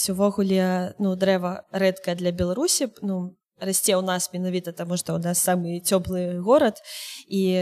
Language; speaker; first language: Belarusian; non-native, local second language; Russian